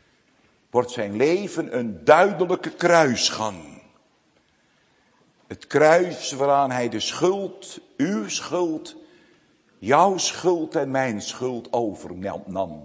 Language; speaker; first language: Dutch; native; Dutch